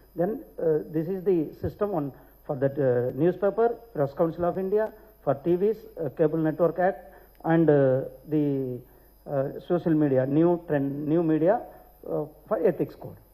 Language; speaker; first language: English; non-native, local second language; Tamil